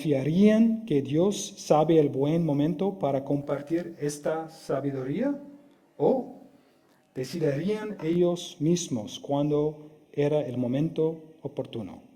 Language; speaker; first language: Spanish; non-native, fluent; English